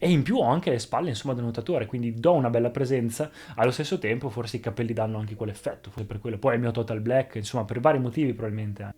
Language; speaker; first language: Italian; native; Italian